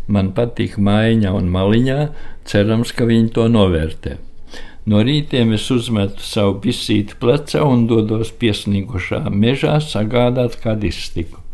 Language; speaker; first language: Latvian; native; Latvian